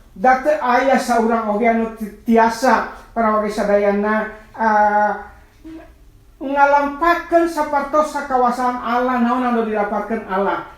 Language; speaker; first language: Sundanese; non-native, local second language; Nias